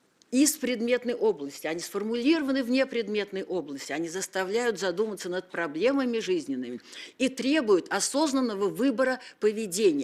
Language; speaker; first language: Russian; native; Russian